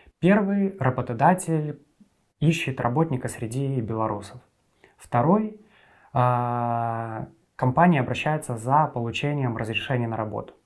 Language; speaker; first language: Russian; native; Russian